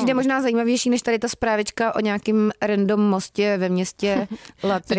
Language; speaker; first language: Czech; native; Czech